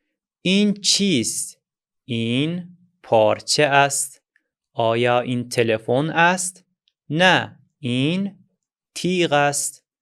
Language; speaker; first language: Persian; non-native, fluent; Azerbaijani